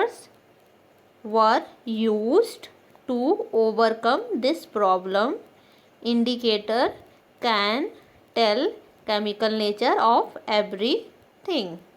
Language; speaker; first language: English; non-native, local second language; Hindi